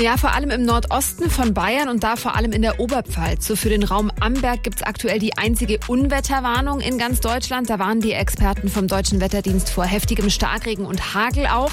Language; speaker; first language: German; native; German